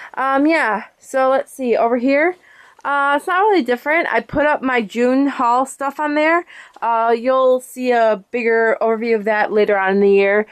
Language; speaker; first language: English; native; English